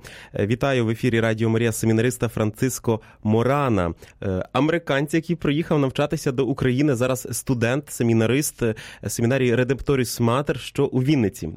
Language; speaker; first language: Ukrainian; native; Ukrainian